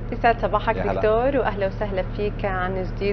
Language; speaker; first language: Arabic; native; Arabic